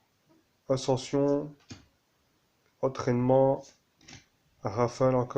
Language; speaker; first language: French; native; French